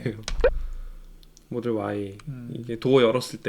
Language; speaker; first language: Korean; native; Korean